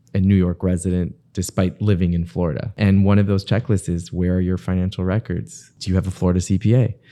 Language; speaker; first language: English; native; English